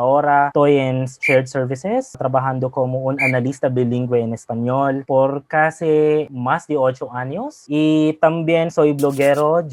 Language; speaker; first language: Spanish; non-native, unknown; Filipino